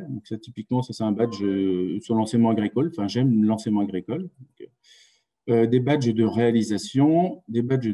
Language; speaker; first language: French; native; French